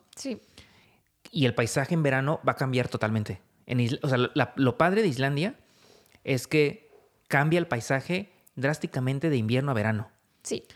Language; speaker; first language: Spanish; native; Spanish